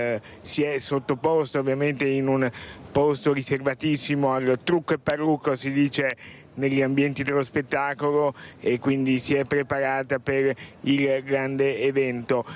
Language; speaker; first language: Italian; native; Italian